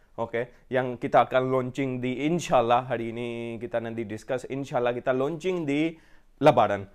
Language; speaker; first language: Indonesian; non-native, fluent; Urdu